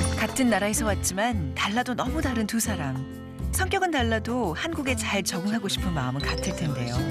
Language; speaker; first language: Korean; native; Korean